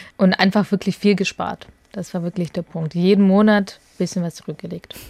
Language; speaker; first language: German; early bilingual, other home language; Russian